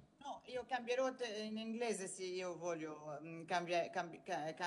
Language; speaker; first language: Italian; non-native, learner; Arabic